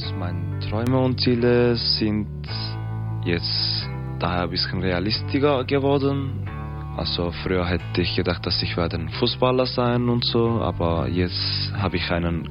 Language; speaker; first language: German; non-native, learner; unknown